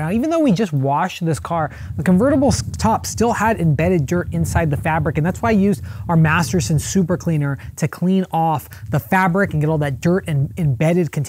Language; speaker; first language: English; native; English